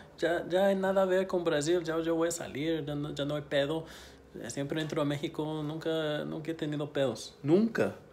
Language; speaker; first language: Spanish; non-native, fluent; English